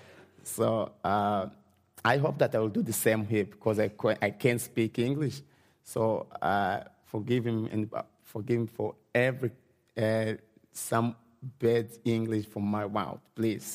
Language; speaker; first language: English; non-native, learner; Portuguese